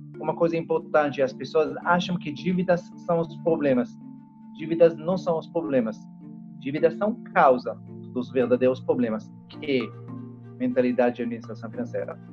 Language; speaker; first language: Portuguese; non-native, fluent; Hebrew